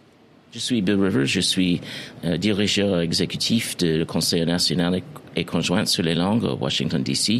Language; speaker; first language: French; non-native, fluent; English